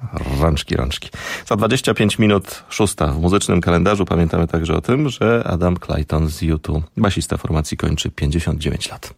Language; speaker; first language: Polish; native; Polish